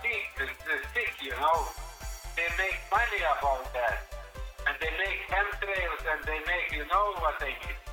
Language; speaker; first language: English; non-native, learner; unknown